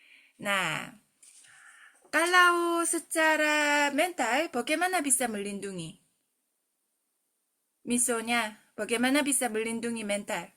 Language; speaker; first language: Indonesian; non-native, fluent; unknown